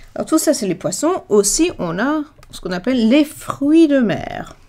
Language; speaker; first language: French; non-native, fluent; English